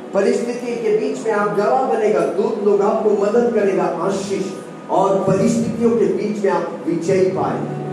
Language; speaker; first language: Hindi; non-native, local second language; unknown